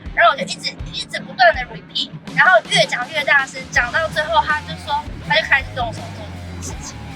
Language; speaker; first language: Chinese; native; Chinese